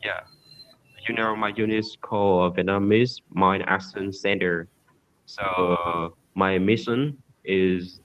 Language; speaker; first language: English; non-native, learner; Vietnamese